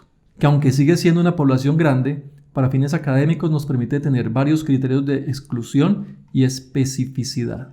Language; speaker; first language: Spanish; native; Spanish